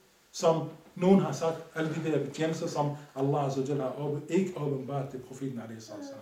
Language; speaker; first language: Danish; non-native, fluent; Arabic